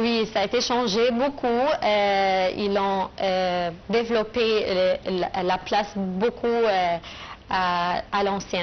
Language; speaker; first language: French; non-native, fluent; Arabic